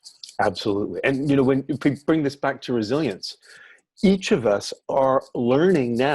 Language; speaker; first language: English; native; English